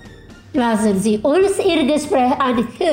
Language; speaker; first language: German; non-native, learner; Indonesian